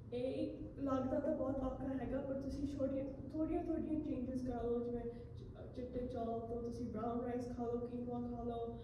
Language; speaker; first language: Punjabi; early bilingual, heritage; Punjabi